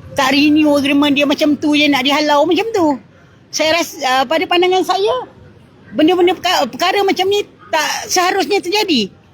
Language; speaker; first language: Malay; native; Malay